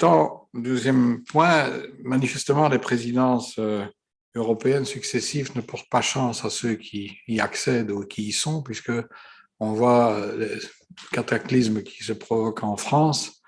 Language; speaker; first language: French; native; French